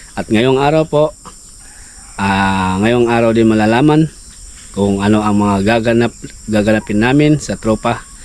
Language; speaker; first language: Filipino; non-native, local second language; Cebuano